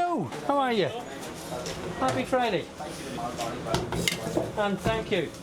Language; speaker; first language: English; native; English